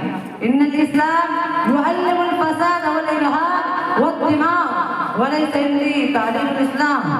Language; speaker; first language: Arabic; non-native, learner; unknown